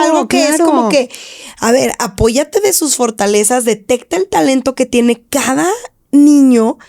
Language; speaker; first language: Spanish; native; Spanish